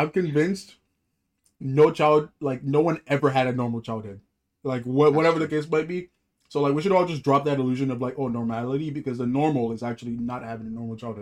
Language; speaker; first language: English; non-native, local second language; Yoruba